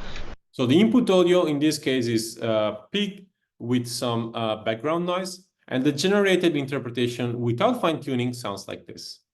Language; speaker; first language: English; non-native, fluent; Italian